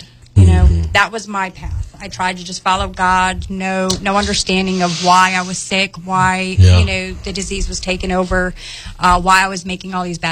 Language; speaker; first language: English; native; English